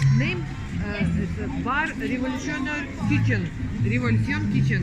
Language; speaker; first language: English; non-native, learner; Russian